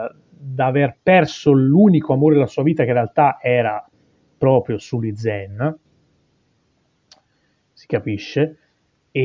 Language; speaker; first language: Italian; native; Italian